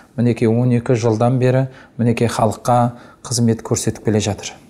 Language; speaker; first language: Kazakh; native; Kazakh